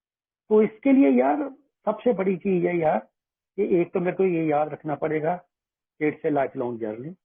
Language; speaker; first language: Hindi; native; Hindi